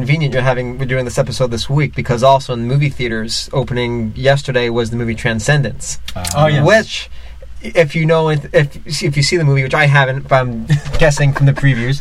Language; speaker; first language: English; native; English